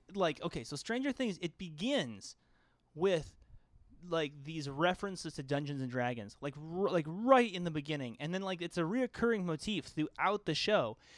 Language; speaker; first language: English; native; English